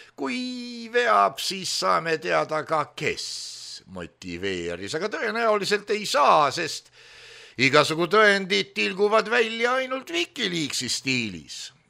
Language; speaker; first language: Estonian; native; Estonian